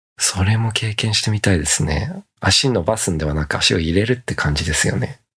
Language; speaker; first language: Japanese; native; Japanese